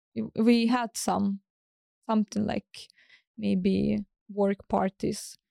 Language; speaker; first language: English; non-native, fluent; Ukrainian